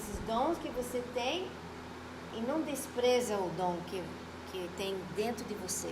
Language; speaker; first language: Portuguese; non-native, fluent; Spanish